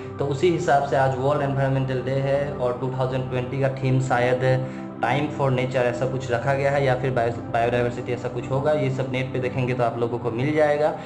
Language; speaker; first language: Hindi; non-native, local second language; Assamese